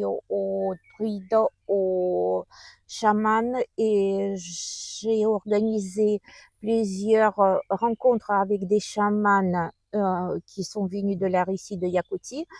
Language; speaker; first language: French; non-native, learner; Russian